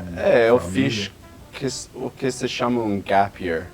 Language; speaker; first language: Portuguese; non-native, fluent; English